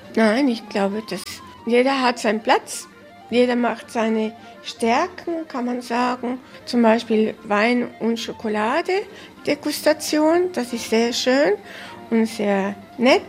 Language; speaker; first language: German; early bilingual, heritage; German